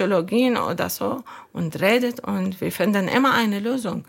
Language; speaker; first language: German; non-native, learner; Arabic